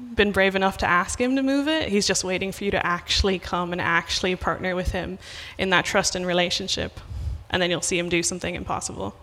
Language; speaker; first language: English; native; English